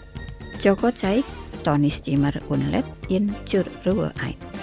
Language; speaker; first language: German; non-native, fluent; Indonesian